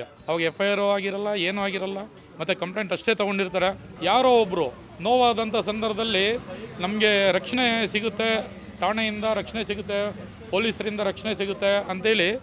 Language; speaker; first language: Kannada; native; Kannada